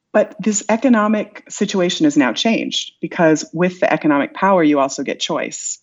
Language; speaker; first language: English; native; English